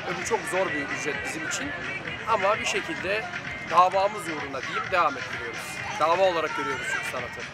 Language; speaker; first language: Turkish; native; Turkish